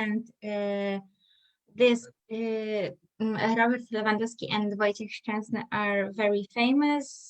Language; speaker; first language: English; non-native, learner; Polish